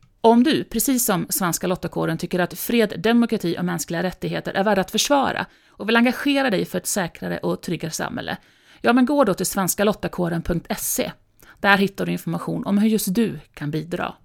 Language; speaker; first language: Swedish; native; Swedish